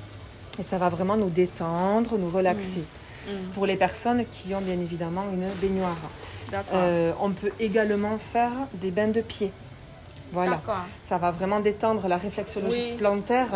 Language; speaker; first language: French; native; French